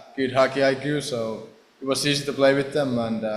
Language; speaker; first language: English; non-native, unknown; Finnish